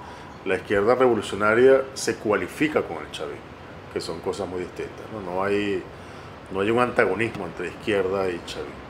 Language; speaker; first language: Spanish; native; Spanish